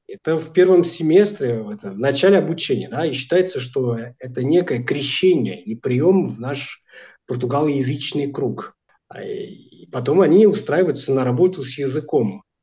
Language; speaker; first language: Russian; non-native, fluent; Portuguese